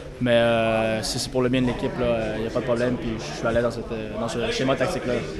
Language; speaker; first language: French; native; French